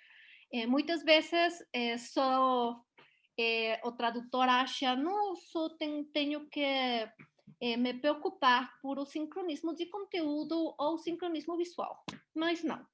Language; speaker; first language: Portuguese; non-native, learner; Spanish